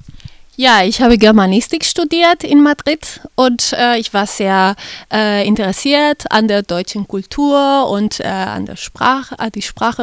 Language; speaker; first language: German; non-native, fluent; Spanish